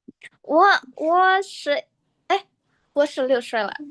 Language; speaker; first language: Chinese; non-native, learner; Indonesian